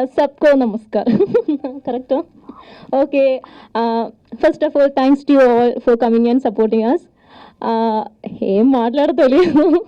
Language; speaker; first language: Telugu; non-native, learner; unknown